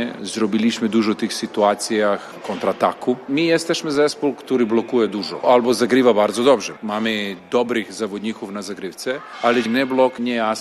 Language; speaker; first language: Polish; non-native, fluent; Serbian